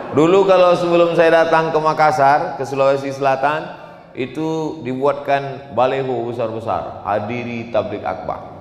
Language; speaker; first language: Indonesian; native; Indonesian